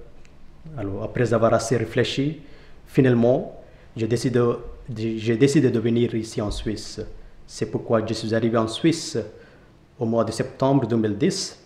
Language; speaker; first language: French; non-native, fluent; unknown